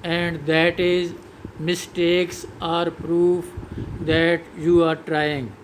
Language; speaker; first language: English; non-native, local second language; Urdu